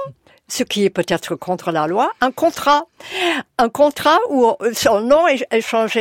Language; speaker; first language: French; non-native, fluent; English